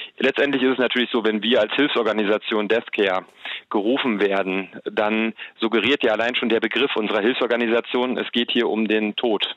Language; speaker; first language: German; native; German